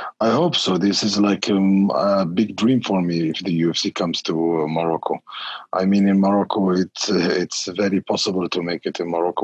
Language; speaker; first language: English; non-native, fluent; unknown